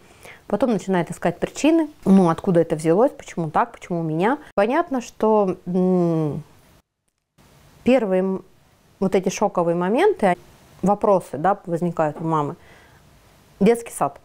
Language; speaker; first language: Russian; native; Russian